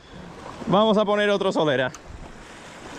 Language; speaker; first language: Spanish; native; Spanish